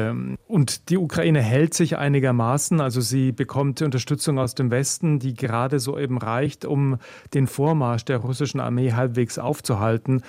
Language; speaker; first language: German; native; German